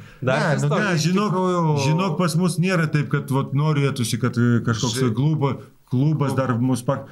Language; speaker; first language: Lithuanian; non-native, local second language; Polish